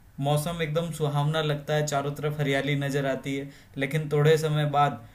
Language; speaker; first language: Hindi; native; Hindi